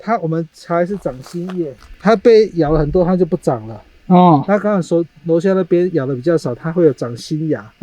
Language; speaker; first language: Chinese; native; Chinese